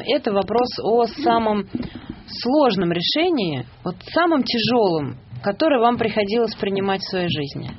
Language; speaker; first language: Russian; native; Russian